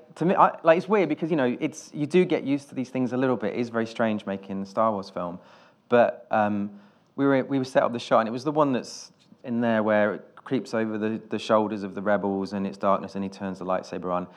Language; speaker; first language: English; native; English